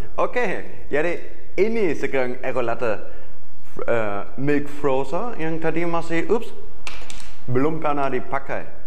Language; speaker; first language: Indonesian; non-native, fluent; German